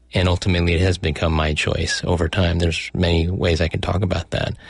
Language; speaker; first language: English; early bilingual, other home language; Chinese